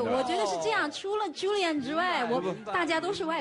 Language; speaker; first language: Chinese; native; Chinese